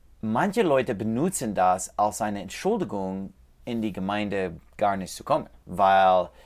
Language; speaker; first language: German; non-native, learner; English